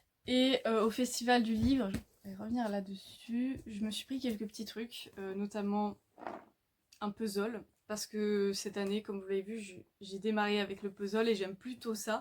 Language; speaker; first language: French; native; French